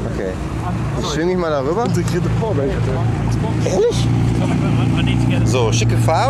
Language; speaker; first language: German; native; German